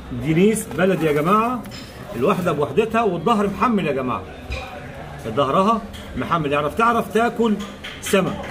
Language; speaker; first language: Arabic; native; Arabic